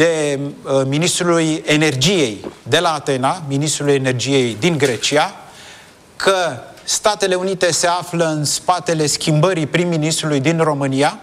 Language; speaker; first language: Romanian; native; Romanian